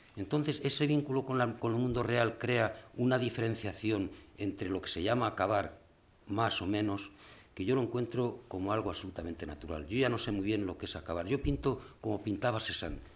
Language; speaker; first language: Spanish; native; Spanish